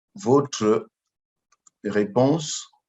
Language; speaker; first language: French; non-native, local second language; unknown